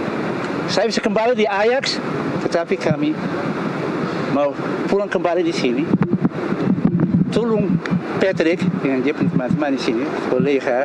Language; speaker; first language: Indonesian; early bilingual, heritage; Indonesian